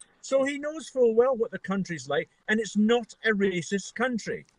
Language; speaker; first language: English; native; English